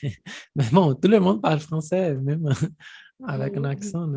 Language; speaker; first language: French; non-native, fluent; Portuguese